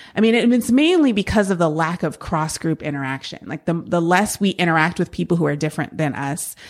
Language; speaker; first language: English; native; English